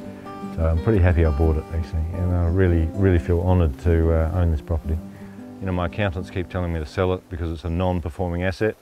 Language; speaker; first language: English; native; English